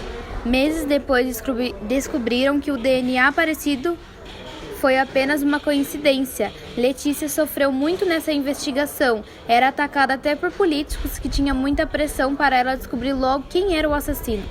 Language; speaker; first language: Portuguese; native; Portuguese